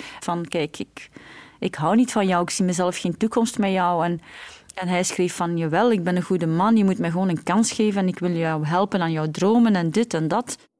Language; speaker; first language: Dutch; early bilingual, other home language; Arabic